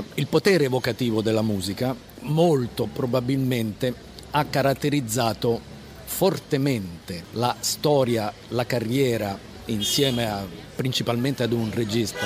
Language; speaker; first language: Italian; native; Italian